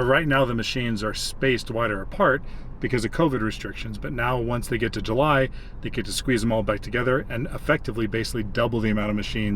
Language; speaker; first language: English; native; English